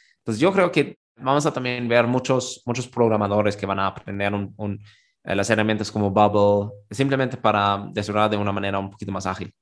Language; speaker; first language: Spanish; non-native, fluent; German